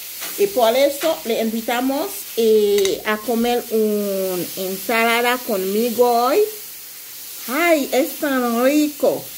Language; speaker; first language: Spanish; non-native, local second language; Haitian Creole